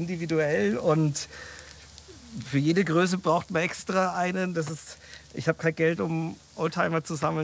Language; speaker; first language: German; native; German